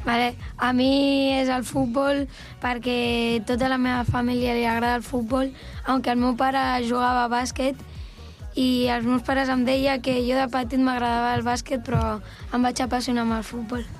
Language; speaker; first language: Catalan; native; Catalan